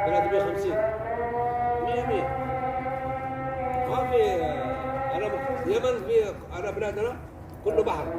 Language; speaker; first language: Arabic; non-native, learner; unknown